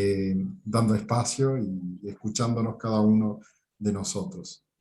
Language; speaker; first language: Spanish; native; Spanish